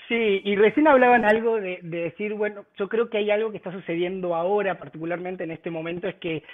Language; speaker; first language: Spanish; native; Spanish